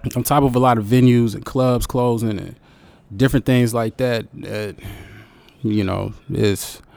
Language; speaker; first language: English; native; English